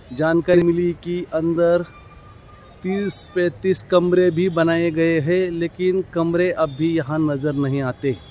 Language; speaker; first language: Hindi; non-native, local second language; Marathi